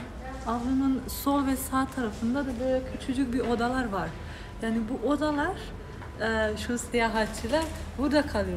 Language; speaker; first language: Turkish; non-native, fluent; Slovenian